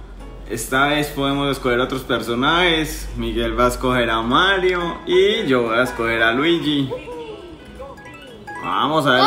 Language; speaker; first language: Spanish; native; Spanish